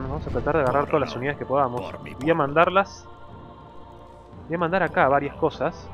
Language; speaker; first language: Spanish; native; Spanish